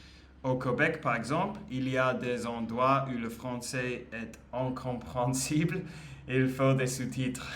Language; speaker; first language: French; non-native, learner; English